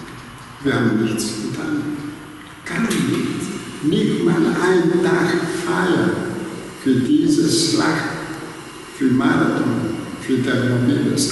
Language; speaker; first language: German; non-native, learner; Greek